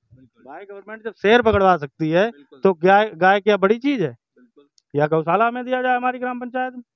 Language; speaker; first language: Hindi; native; Hindi